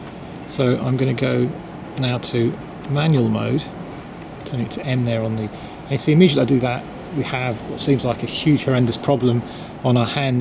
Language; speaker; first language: English; native; English